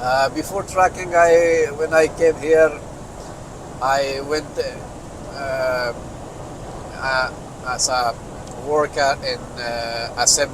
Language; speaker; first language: English; non-native, learner; Persian